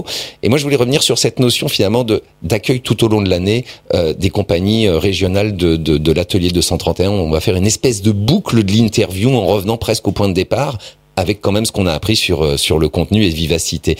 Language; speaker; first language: French; native; French